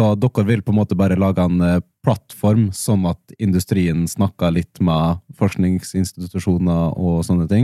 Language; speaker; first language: Norwegian; native; Norwegian